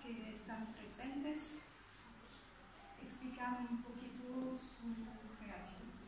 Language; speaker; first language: Spanish; non-native, fluent; French